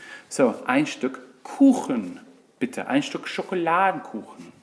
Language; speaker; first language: German; non-native, fluent; English